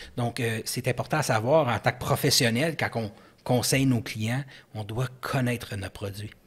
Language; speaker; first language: French; native; French